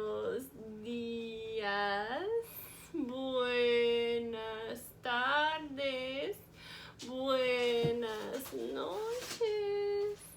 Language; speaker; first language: Spanish; non-native, fluent; English